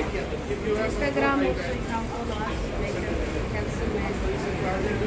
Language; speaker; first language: English; non-native, learner; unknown